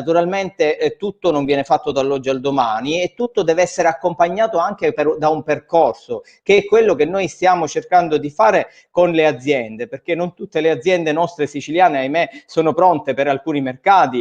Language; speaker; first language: Italian; native; Italian